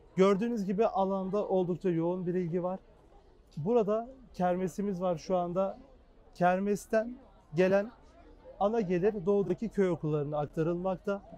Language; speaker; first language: Turkish; native; Turkish